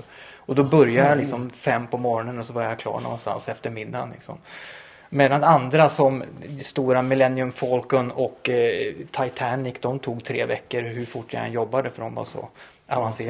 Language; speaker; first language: Swedish; native; Swedish